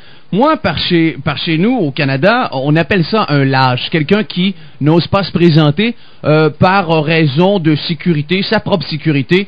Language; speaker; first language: French; native; French